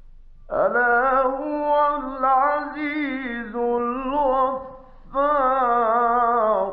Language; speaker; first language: Arabic; native; Arabic